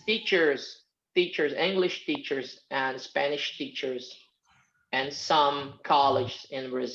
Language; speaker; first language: English; non-native, fluent; Portuguese